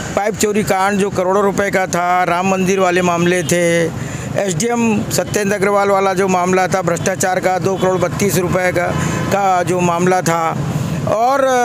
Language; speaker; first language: Hindi; native; Hindi